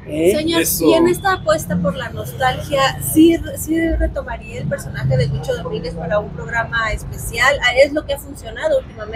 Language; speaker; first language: Spanish; native; Spanish